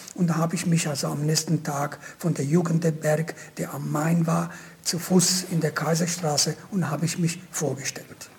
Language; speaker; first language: German; non-native, fluent; Italian